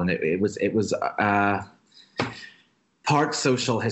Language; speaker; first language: English; native; English